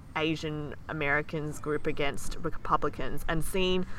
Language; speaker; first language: English; native; English